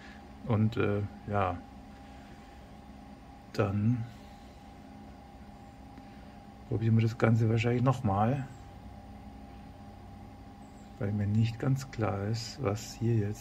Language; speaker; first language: German; native; German